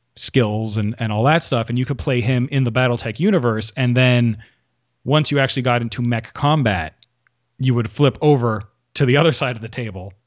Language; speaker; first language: English; native; English